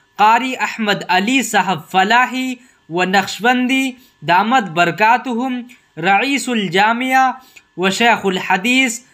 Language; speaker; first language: Urdu; native; Urdu